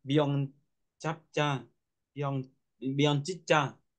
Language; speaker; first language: Korean; non-native, learner; Vietnamese